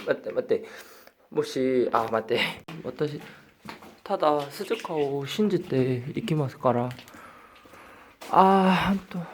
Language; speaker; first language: Japanese; non-native, learner; Korean